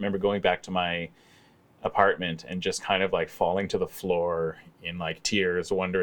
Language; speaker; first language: English; native; English